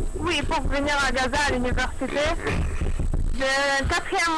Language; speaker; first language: French; non-native, learner; Arabic